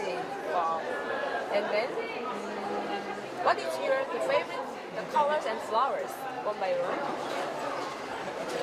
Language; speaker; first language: English; non-native, learner; Korean